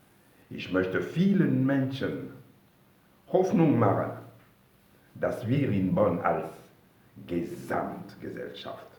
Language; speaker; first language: German; non-native, fluent; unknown